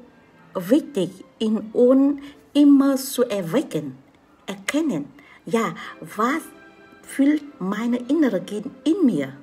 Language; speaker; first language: German; non-native, learner; Vietnamese